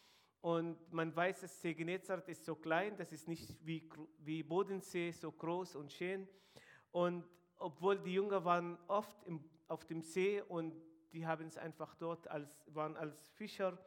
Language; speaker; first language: German; non-native, fluent; Arabic